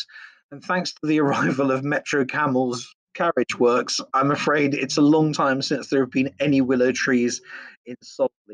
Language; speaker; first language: English; native; English